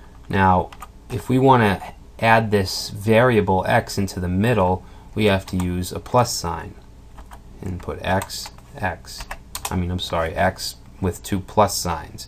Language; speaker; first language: English; native; English